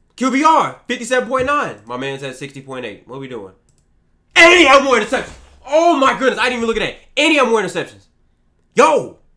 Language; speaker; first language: English; native; English